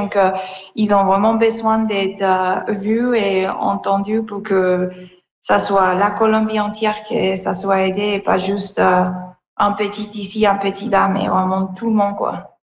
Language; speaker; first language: French; non-native, fluent; Spanish